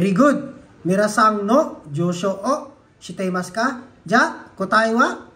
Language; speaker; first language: Japanese; non-native, fluent; Filipino